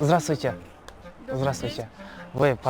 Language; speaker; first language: Russian; non-native, local second language; Kazakh